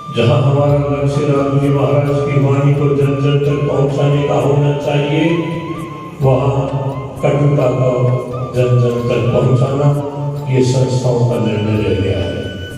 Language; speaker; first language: Hindi; native; Hindi